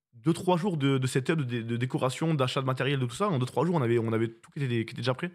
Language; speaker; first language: French; native; French